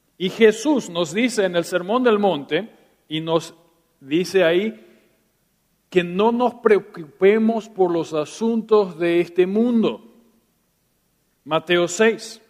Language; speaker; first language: Spanish; non-native, local second language; German